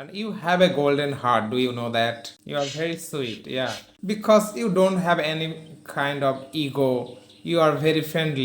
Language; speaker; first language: English; non-native, learner; Bangla